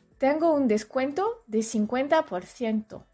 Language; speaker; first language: Spanish; non-native, fluent; French